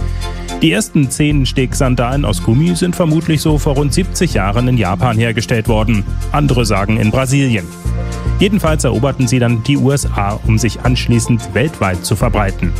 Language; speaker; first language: German; native; German